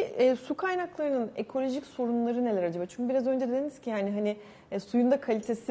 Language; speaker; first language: Turkish; native; Turkish